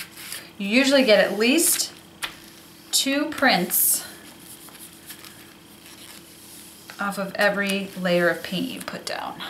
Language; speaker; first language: English; native; English